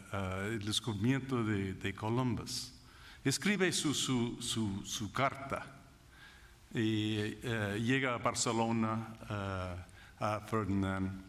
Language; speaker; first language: Spanish; non-native, fluent; English